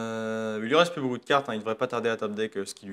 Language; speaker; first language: French; native; French